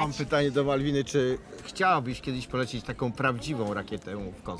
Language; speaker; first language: Polish; native; Polish